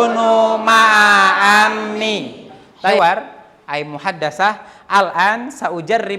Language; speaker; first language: Arabic; non-native, fluent; Indonesian